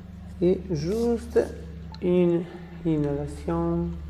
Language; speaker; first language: French; non-native, fluent; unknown